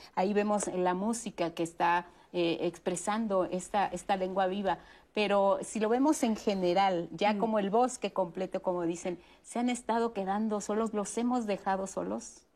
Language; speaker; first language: Spanish; native; Spanish